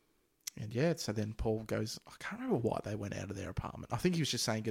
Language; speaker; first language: English; native; English